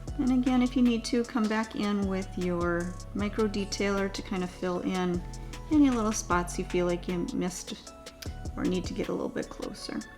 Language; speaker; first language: English; native; English